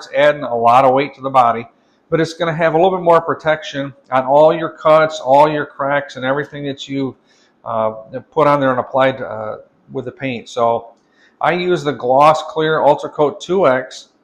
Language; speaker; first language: English; native; English